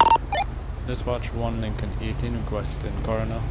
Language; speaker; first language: English; native; English